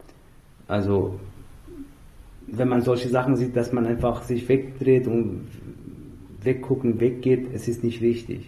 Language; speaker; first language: German; non-native, fluent; Persian